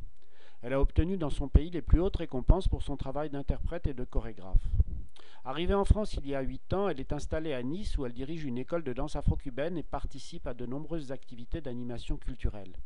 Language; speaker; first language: French; native; French